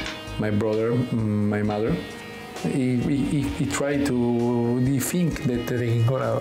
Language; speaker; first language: English; non-native, learner; Italian